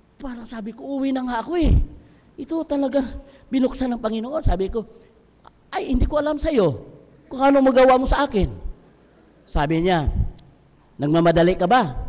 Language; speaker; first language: Filipino; non-native, local second language; Hiligaynon